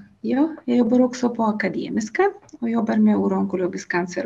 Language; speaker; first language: Swedish; non-native, fluent; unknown